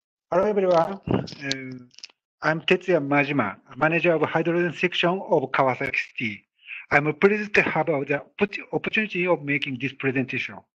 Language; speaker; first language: English; non-native, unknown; Japanese